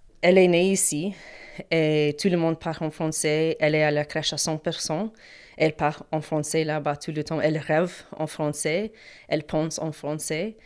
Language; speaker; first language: French; non-native, learner; English